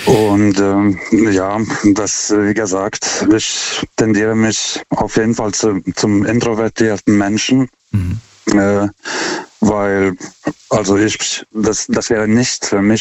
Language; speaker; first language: German; non-native, fluent; Lithuanian